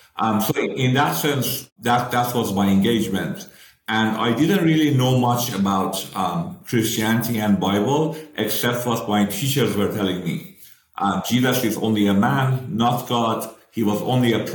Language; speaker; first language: English; non-native, fluent; Persian